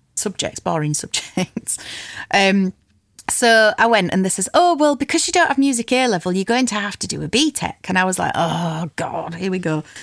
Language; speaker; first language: English; native; English